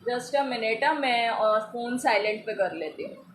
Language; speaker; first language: Hindi; non-native, local second language; Marathi